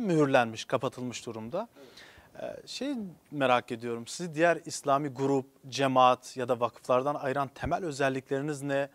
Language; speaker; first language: Turkish; non-native, local second language; Kurdish